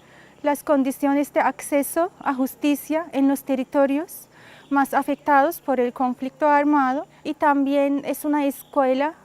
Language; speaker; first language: Spanish; non-native, fluent; Turkish